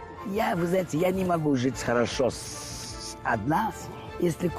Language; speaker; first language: Russian; early bilingual, heritage; Russian